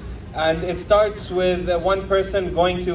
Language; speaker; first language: English; non-native, local second language; Arabic